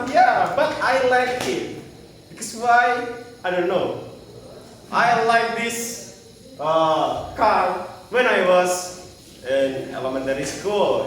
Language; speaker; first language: English; non-native, learner; Indonesian